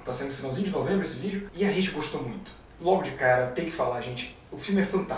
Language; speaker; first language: Portuguese; native; Portuguese